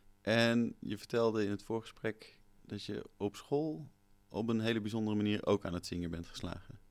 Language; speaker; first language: Dutch; native; Dutch